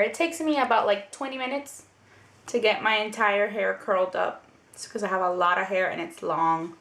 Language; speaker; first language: English; native; English